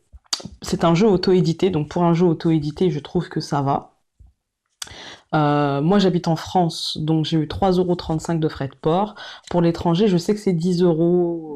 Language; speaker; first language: French; native; French